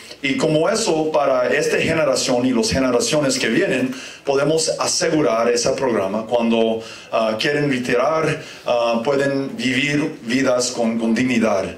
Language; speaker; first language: Spanish; non-native, fluent; English